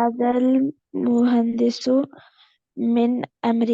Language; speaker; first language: Arabic; non-native, learner; Urdu